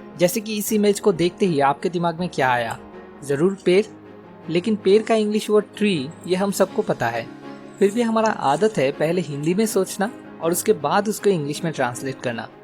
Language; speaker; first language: Hindi; native; Hindi